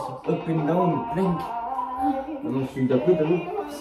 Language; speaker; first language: French; native; French